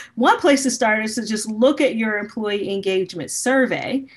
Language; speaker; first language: English; native; English